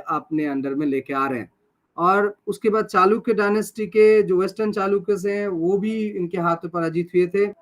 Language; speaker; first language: Hindi; non-native, local second language; Bangla